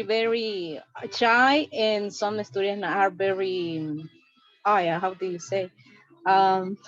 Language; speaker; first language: English; non-native, learner; Spanish